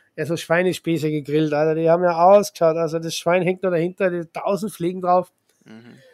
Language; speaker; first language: German; native; German